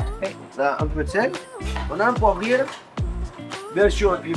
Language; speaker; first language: French; native; French